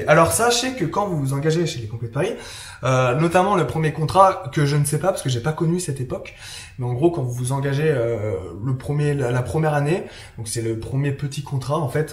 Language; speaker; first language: French; native; French